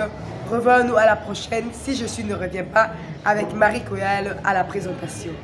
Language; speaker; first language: French; non-native, local second language; Lingala